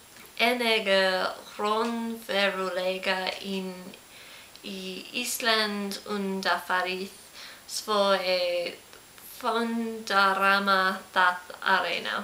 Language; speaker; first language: Icelandic; non-native, learner; English